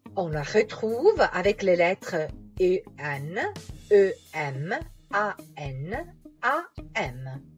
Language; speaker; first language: French; non-native, fluent; Italian